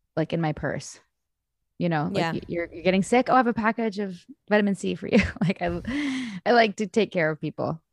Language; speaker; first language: English; native; English